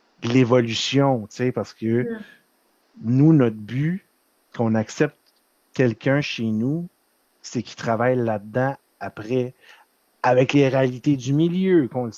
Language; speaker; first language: French; native; French